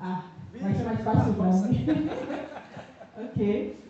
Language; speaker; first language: Portuguese; non-native, fluent; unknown